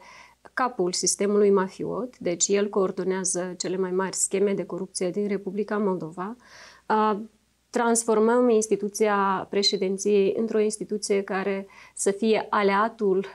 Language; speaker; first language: Romanian; native; Romanian